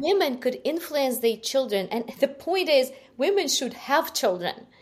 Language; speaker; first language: English; non-native, fluent; Ukrainian